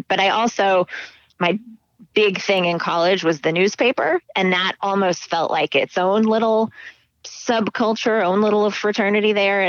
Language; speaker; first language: English; native; English